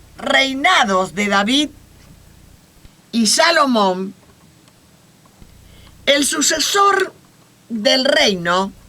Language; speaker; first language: Spanish; native; Spanish